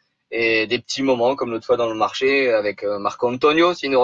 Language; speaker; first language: French; native; French